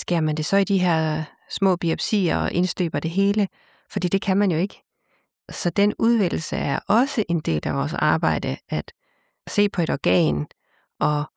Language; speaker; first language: Danish; native; Danish